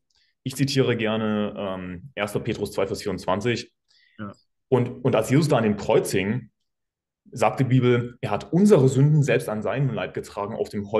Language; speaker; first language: German; native; German